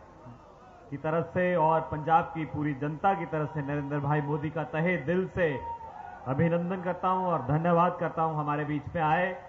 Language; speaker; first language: Hindi; non-native, local second language; Punjabi